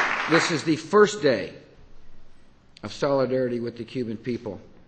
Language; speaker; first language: English; native; English